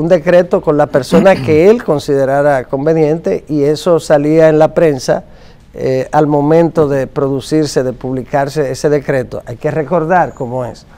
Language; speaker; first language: Spanish; native; Spanish